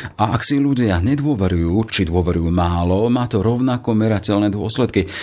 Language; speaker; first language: Slovak; native; Slovak